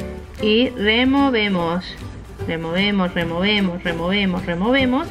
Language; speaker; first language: Spanish; native; Spanish